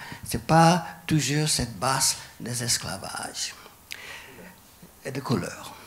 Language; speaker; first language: French; non-native, fluent; English